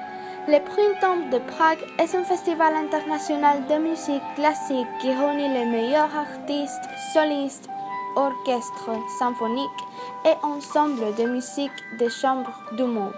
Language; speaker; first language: French; non-native, learner; Spanish